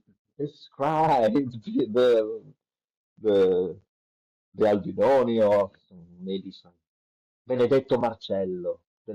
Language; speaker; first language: English; non-native, learner; Italian